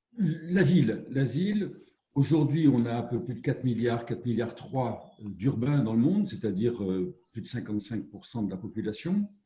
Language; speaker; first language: French; native; French